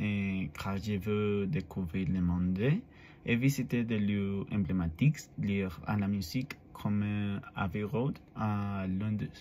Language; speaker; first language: French; non-native, learner; Spanish